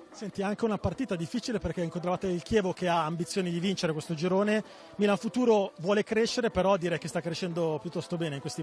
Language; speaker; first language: Italian; native; Italian